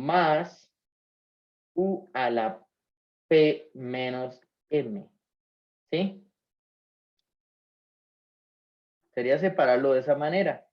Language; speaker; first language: Spanish; native; Spanish